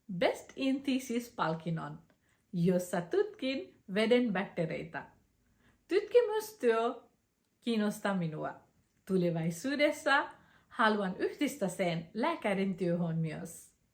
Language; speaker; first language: Finnish; non-native, learner; Nepali